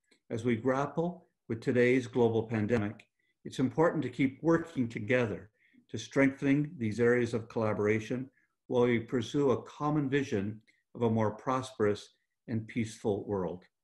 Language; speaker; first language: English; native; English